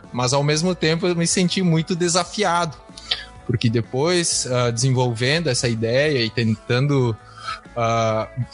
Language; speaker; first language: Portuguese; native; Portuguese